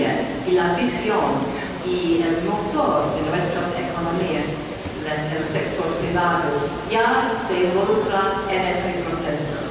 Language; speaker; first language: Spanish; non-native, fluent; English